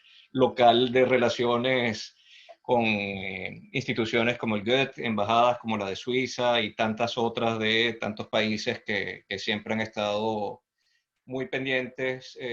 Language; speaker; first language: Spanish; native; Spanish